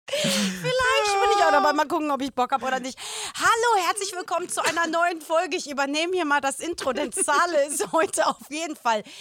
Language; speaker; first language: German; native; German